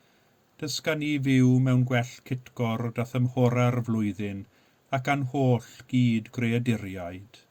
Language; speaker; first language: Welsh; native; Welsh